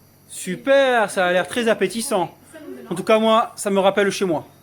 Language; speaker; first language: French; native; French